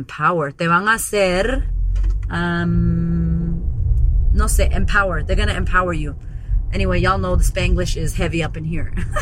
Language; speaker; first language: English; early bilingual, other home language; Spanish